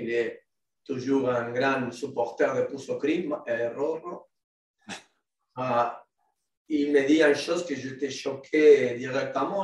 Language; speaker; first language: French; non-native, learner; Spanish